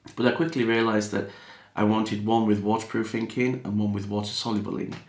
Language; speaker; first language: English; native; English